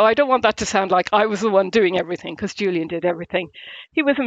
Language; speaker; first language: English; native; English